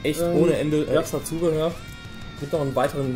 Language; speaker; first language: German; native; German